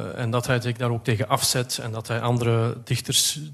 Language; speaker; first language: Dutch; native; Dutch